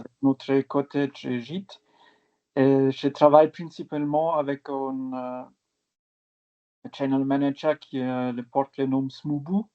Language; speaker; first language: French; non-native, fluent; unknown